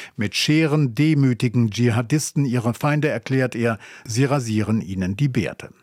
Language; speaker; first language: German; native; German